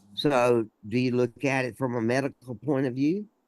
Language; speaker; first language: English; native; English